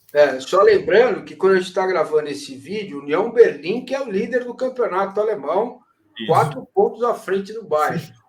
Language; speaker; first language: Portuguese; native; Portuguese